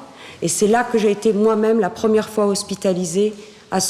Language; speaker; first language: French; native; French